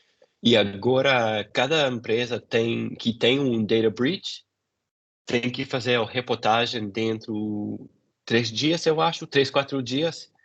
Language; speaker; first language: Portuguese; non-native, fluent; English